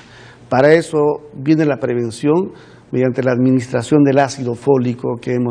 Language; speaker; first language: Spanish; native; Spanish